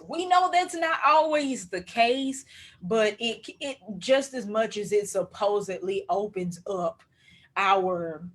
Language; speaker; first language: English; native; English